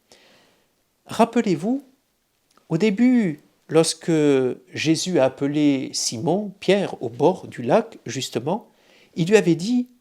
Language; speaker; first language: French; native; French